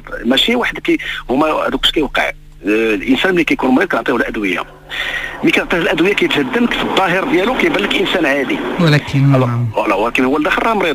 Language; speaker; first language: Arabic; native; Arabic